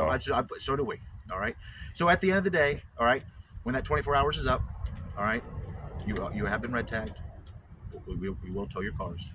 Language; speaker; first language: English; native; English